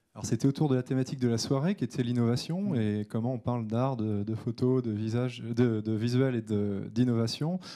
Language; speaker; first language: French; native; French